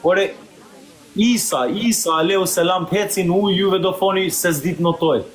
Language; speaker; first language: Albanian; early bilingual, heritage; Albanian